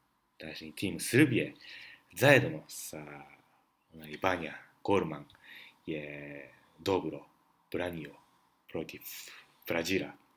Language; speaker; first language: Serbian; non-native, learner; Japanese